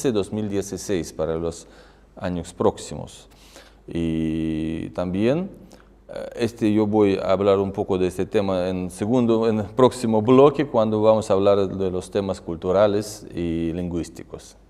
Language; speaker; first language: Spanish; non-native, fluent; Russian